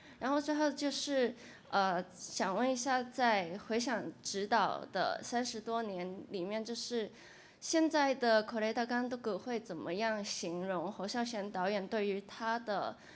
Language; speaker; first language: Chinese; non-native, local second language; Cantonese